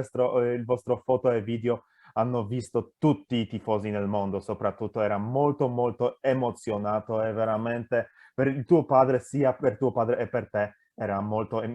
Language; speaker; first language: Italian; non-native, fluent; Polish